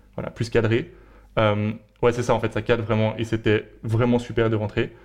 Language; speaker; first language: French; native; French